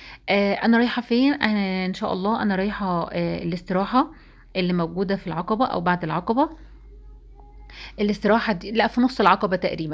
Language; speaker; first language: Arabic; native; Arabic